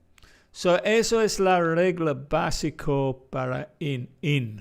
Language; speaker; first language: Spanish; non-native, fluent; English